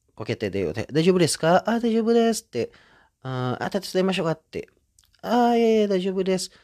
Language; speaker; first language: Japanese; non-native, fluent; Indonesian